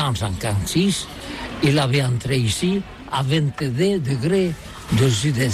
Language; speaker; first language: French; non-native, learner; Catalan